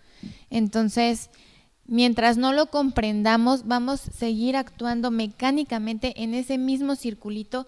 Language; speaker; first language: Spanish; native; Spanish